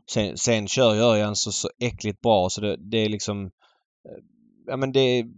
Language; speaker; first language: Swedish; native; Swedish